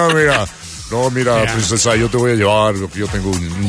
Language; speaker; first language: Spanish; native; Spanish